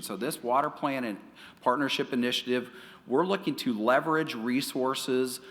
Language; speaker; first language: English; native; English